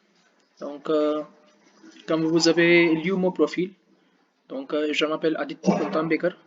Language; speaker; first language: French; non-native, learner; Hindi